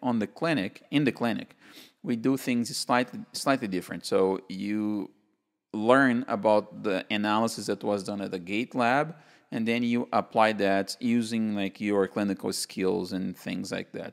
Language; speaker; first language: English; non-native, fluent; Portuguese